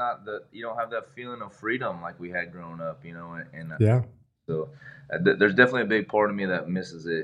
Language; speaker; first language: English; native; English